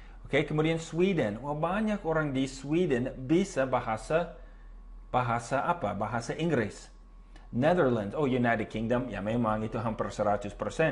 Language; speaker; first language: Indonesian; non-native, fluent; English